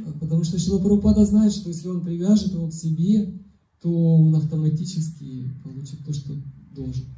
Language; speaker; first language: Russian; native; Russian